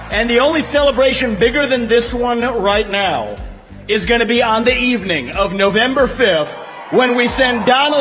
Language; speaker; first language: English; early bilingual, other home language; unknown